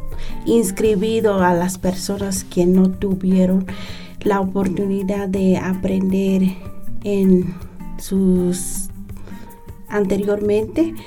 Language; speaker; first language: Spanish; non-native, local second language; Tzeltal